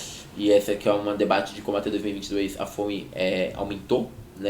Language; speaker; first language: Portuguese; native; Portuguese